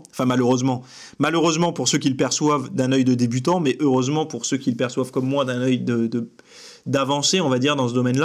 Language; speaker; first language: French; native; French